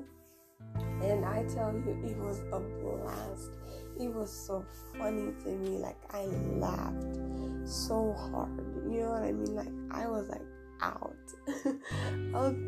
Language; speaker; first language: English; non-native, local second language; Swahili